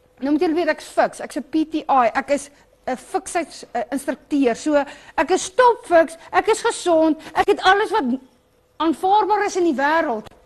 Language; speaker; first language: Afrikaans; non-native, local second language; English